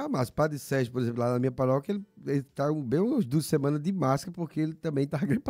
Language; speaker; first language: Portuguese; native; Portuguese